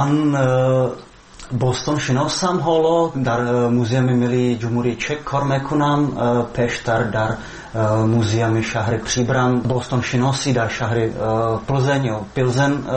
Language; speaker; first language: Persian; non-native, learner; Czech